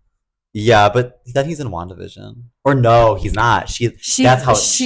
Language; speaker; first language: English; native; English